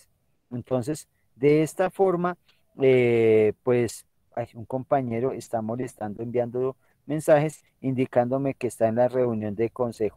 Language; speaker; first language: Spanish; native; Spanish